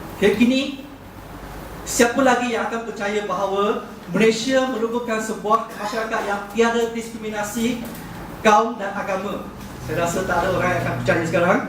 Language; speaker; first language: Malay; non-native, local second language; Chinese